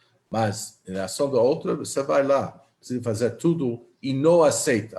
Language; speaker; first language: Portuguese; non-native, fluent; Hebrew